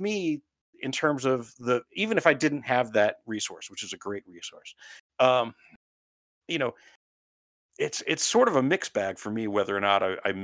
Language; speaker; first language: English; native; English